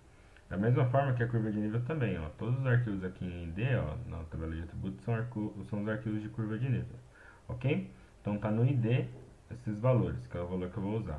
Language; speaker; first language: Portuguese; native; Portuguese